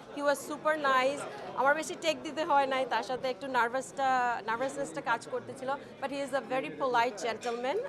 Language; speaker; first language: Bangla; early bilingual, heritage; Bangla